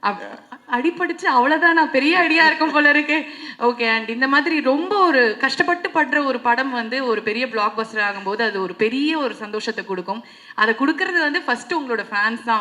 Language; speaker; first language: Tamil; native; Tamil